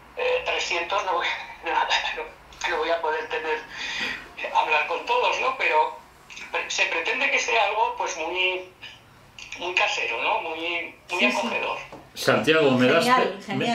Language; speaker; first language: Spanish; native; Spanish